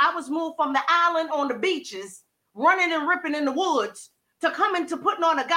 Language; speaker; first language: English; native; English